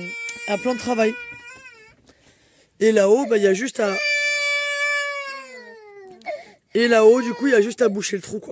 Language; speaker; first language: French; native; French